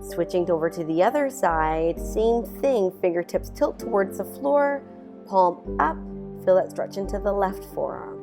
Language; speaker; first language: English; native; English